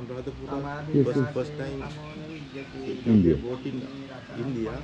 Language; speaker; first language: English; non-native, local second language; Sinhala